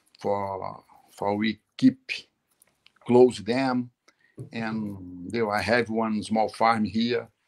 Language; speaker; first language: English; non-native, learner; Portuguese